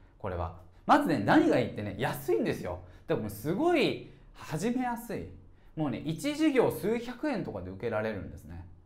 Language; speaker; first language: Japanese; native; Japanese